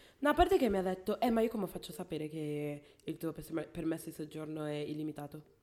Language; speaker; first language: Italian; non-native, fluent; Spanish